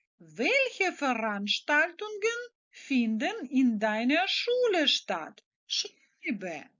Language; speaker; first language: German; non-native, fluent; Ukrainian